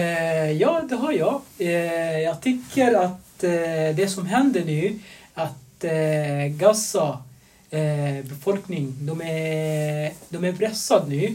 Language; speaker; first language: Swedish; non-native, fluent; Arabic